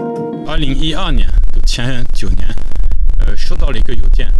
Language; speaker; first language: Chinese; non-native, fluent; French